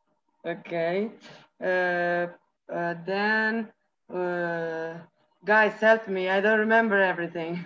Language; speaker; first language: English; non-native, learner; Italian